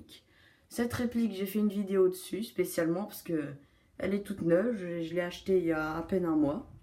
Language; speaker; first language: French; native; French